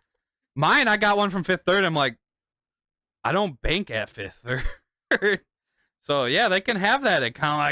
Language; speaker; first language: English; native; English